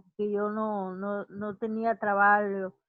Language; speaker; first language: Portuguese; non-native, learner; Spanish